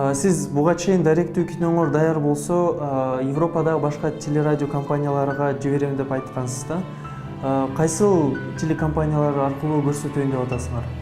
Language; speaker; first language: Kyrgyz; native; Kyrgyz